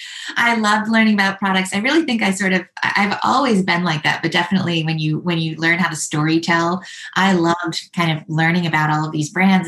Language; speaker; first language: English; native; English